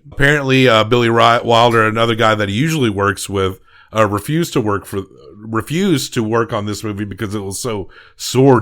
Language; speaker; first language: English; native; English